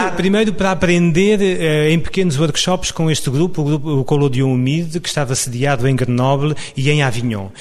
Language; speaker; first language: Portuguese; native; Portuguese